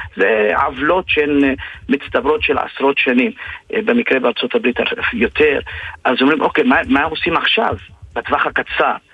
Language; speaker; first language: Hebrew; non-native, local second language; Arabic